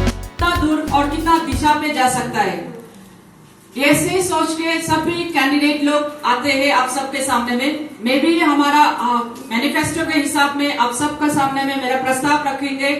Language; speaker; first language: Hindi; non-native, local second language; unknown